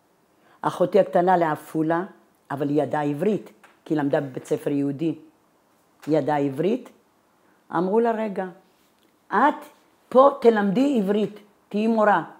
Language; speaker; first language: Hebrew; non-native, fluent; Italian